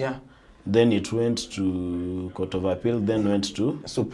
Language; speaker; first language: English; non-native, local second language; Swahili